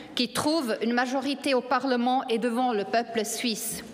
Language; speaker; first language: French; non-native, local second language; German